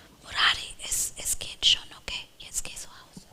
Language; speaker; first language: German; non-native, fluent; English